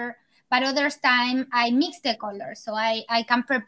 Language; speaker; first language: English; non-native, fluent; Spanish